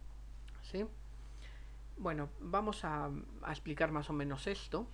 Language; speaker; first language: Spanish; native; Spanish